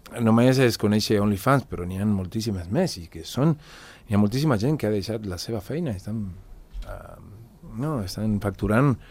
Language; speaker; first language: Catalan; non-native, local second language; Spanish